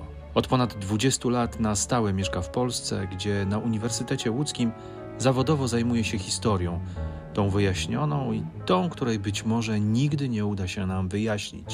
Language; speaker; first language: Polish; native; Polish